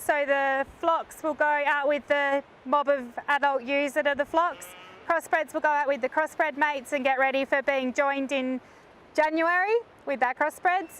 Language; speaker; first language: English; native; English